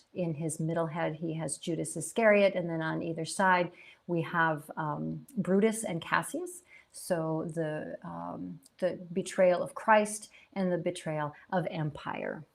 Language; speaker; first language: English; native; English